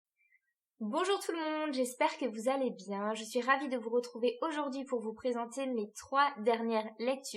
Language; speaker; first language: French; native; French